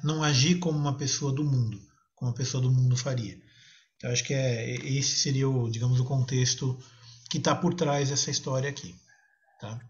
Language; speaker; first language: Portuguese; native; Portuguese